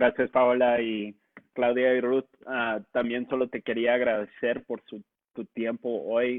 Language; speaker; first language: Spanish; non-native, local second language; English